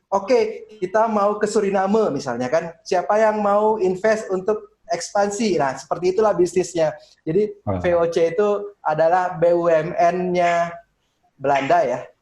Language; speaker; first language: Indonesian; native; Indonesian